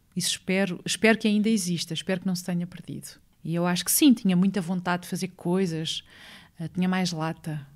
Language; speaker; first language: Portuguese; native; Portuguese